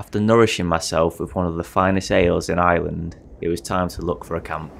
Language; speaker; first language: English; native; English